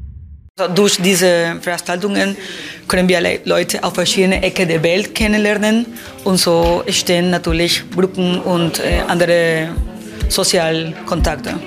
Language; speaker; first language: German; non-native, fluent; Spanish